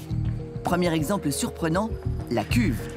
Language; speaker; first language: French; native; French